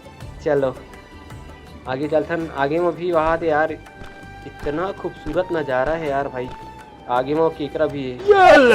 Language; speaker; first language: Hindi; non-native, local second language; Chhattisgarhi